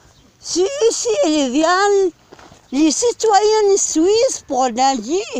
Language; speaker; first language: French; non-native, learner; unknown